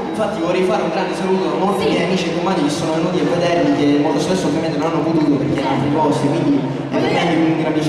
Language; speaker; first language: Italian; native; Italian